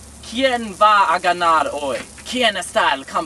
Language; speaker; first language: Spanish; non-native, learner; English